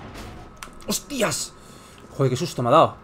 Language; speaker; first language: Spanish; native; Spanish